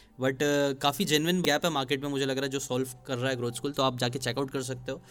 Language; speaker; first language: Hindi; native; Hindi